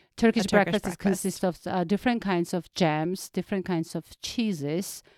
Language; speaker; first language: English; non-native, fluent; Georgian